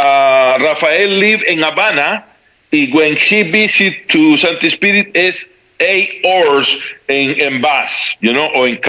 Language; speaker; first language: English; non-native, learner; Spanish